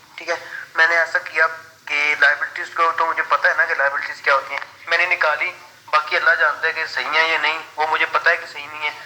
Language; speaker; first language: Urdu; native; Urdu